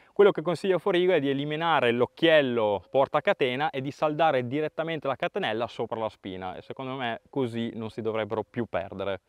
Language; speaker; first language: Italian; native; Italian